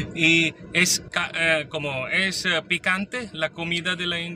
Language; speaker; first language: Spanish; non-native, learner; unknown